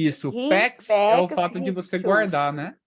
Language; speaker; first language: Portuguese; native; Portuguese